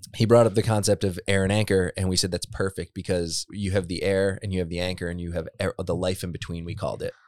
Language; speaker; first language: English; native; English